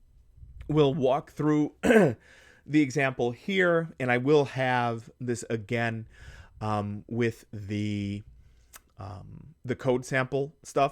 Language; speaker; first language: English; native; English